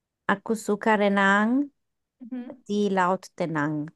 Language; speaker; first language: Indonesian; non-native, learner; English